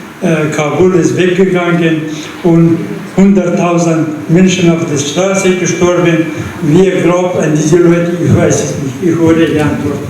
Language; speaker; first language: German; non-native, learner; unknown